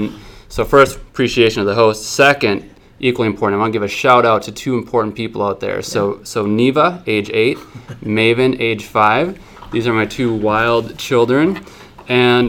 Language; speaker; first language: English; native; English